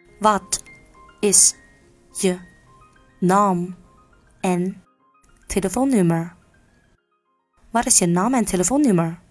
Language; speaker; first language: Dutch; non-native, learner; Chinese